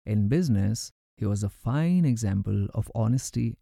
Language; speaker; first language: English; non-native, local second language; Urdu